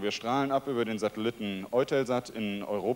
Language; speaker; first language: German; native; German